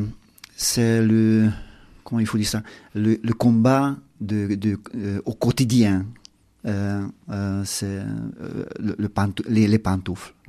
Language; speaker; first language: French; non-native, learner; Hungarian